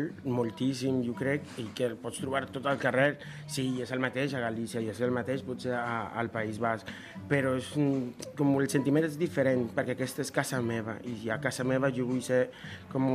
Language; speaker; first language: Catalan; non-native, fluent; Spanish